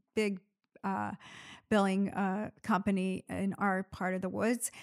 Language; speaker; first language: English; early bilingual, other home language; Arabic